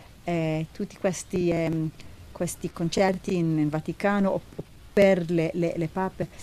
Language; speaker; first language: Italian; non-native, learner; Hebrew